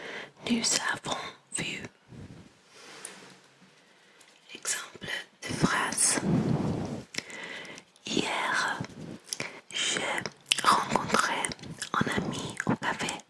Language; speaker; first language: French; non-native, learner; English